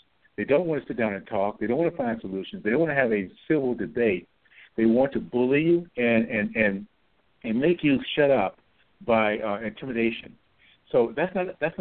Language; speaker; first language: English; native; English